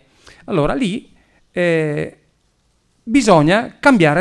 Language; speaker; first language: Italian; native; Italian